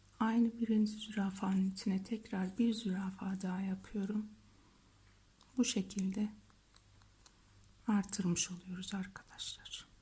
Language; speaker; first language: Turkish; native; Turkish